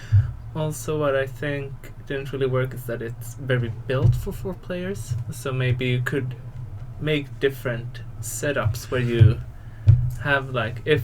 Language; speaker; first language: English; non-native, fluent; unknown